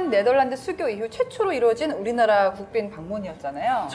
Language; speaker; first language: Korean; native; Korean